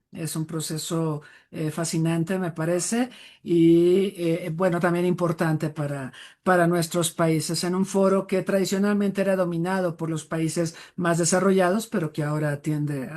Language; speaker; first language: Spanish; native; Spanish